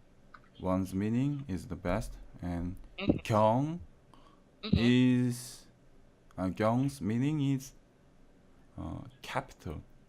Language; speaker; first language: English; non-native, learner; Korean